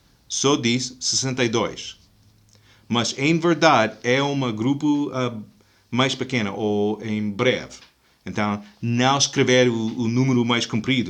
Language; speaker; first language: Portuguese; non-native, fluent; English